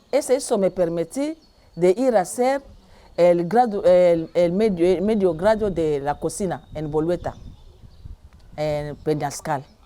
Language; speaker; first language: Spanish; non-native, learner; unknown